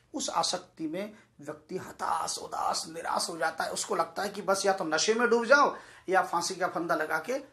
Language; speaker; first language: Hindi; native; Hindi